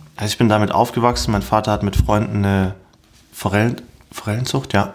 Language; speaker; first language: German; native; German